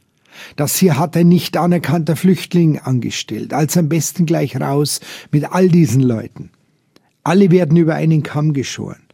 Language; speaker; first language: German; native; German